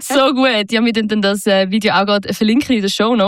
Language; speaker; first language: German; native; German